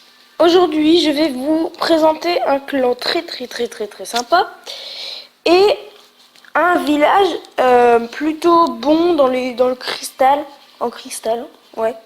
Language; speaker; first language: French; native; French